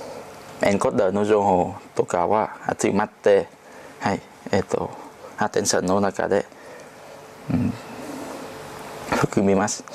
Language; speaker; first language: Japanese; non-native, learner; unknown